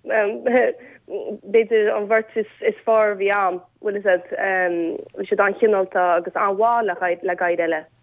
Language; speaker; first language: Irish; native; Irish